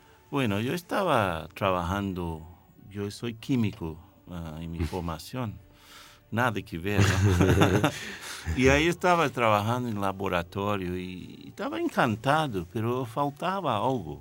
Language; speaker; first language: Spanish; non-native, fluent; English